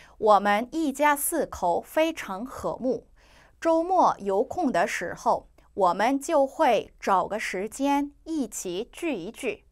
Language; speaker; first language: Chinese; non-native, fluent; Korean